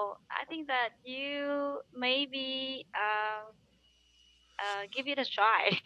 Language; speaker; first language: English; non-native, learner; Vietnamese